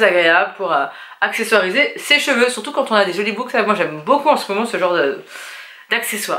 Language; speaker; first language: French; native; French